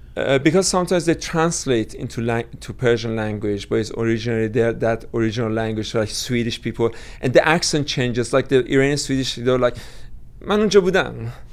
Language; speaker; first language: English; non-native, fluent; Persian